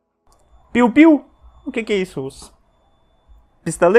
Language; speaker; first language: Portuguese; non-native, fluent; Russian